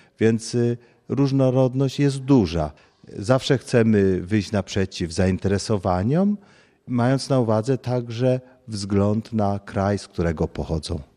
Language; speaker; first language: Polish; native; Polish